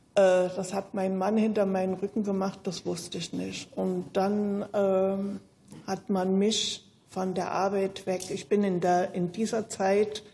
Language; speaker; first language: German; native; German